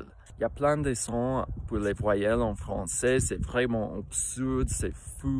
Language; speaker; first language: French; non-native, fluent; English